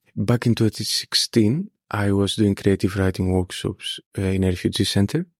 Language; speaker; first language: English; non-native, fluent; Greek